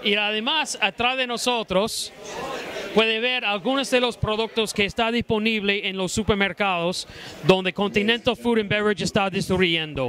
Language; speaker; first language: Spanish; non-native, fluent; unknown